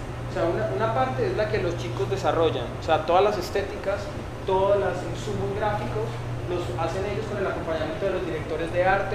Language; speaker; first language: Spanish; native; Spanish